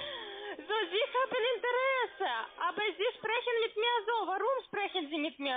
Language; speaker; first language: German; non-native, learner; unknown